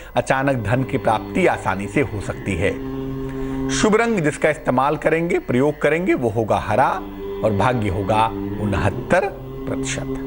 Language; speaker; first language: Hindi; native; Hindi